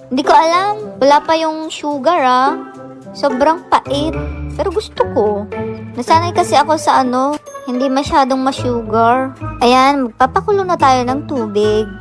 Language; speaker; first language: Filipino; non-native, local second language; Iloko